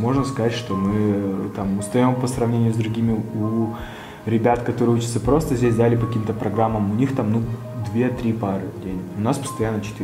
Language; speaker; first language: Russian; native; Russian